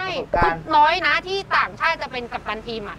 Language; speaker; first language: Thai; native; Thai